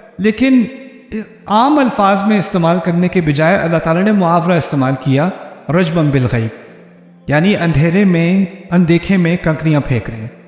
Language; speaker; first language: Urdu; early bilingual, heritage; Urdu